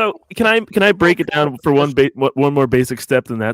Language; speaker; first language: English; native; English